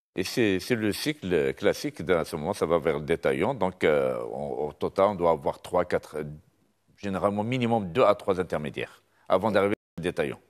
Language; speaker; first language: French; non-native, local second language; Arabic